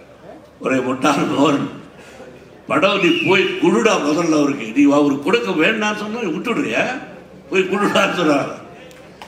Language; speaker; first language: Tamil; non-native, learner; Telugu